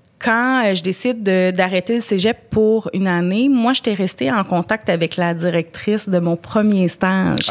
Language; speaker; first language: French; native; French